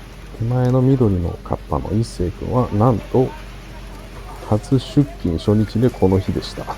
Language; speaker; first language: Japanese; native; Japanese